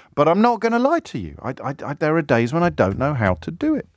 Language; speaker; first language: English; native; English